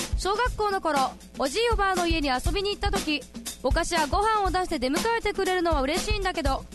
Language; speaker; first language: Japanese; native; Japanese